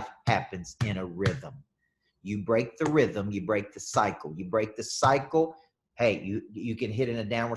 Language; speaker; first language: English; native; English